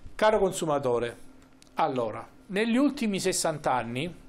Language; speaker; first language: Italian; native; Italian